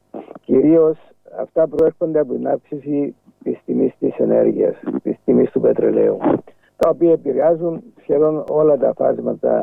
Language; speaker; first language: Greek; native; Greek